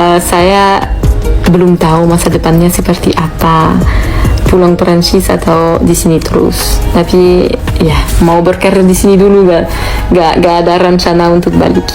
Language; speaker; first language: Indonesian; non-native, fluent; French